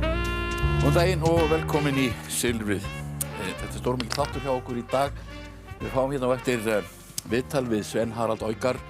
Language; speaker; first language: Icelandic; native; Icelandic